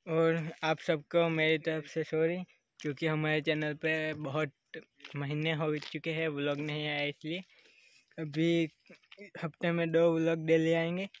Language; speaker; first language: Hindi; non-native, local second language; Gujarati